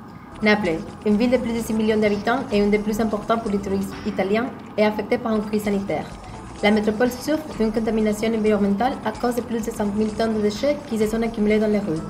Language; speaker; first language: French; non-native, learner; Spanish